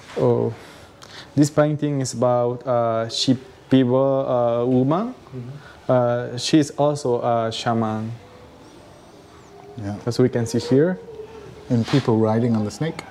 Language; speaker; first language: English; non-native, learner; Spanish